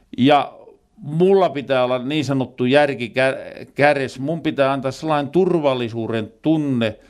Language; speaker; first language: Finnish; native; Finnish